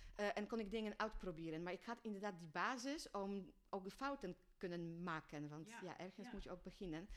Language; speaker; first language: Dutch; non-native, fluent; Polish